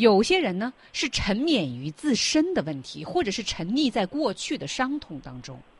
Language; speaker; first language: Chinese; native; Chinese